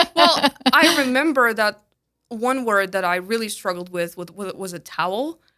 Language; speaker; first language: English; non-native, fluent; Russian